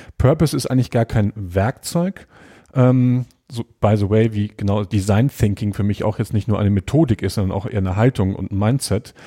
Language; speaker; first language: German; native; German